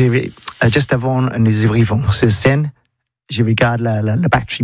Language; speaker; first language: French; non-native, learner; English